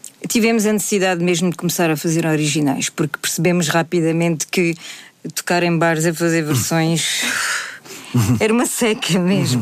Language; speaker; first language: Portuguese; native; Portuguese